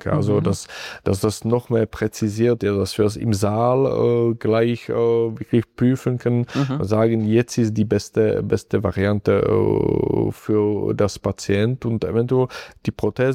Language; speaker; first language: German; non-native, fluent; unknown